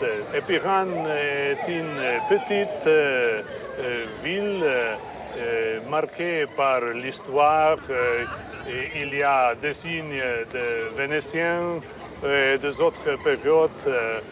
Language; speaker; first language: French; non-native, fluent; Slovenian